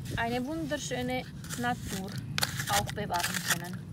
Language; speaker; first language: German; non-native, fluent; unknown